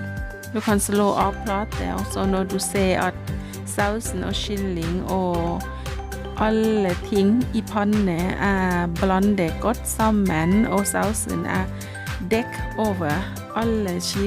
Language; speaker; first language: Norwegian; non-native, learner; Thai